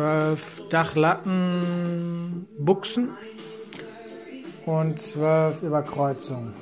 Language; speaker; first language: German; native; German